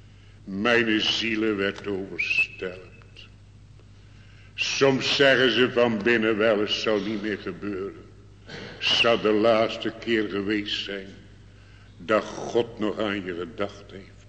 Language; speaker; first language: Dutch; native; Dutch